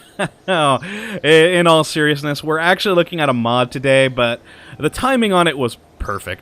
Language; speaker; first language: English; native; English